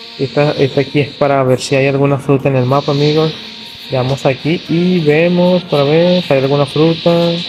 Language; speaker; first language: Spanish; non-native, fluent; Portuguese